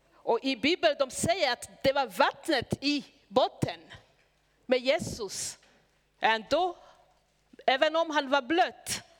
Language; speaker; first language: Swedish; non-native, fluent; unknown